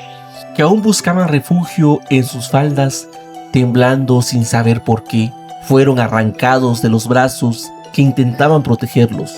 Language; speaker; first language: Spanish; native; Spanish